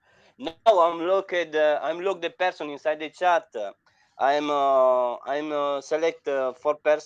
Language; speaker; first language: English; non-native, learner; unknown